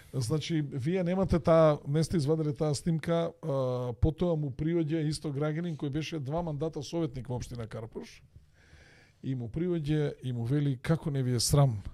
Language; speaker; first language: Macedonian; native; Macedonian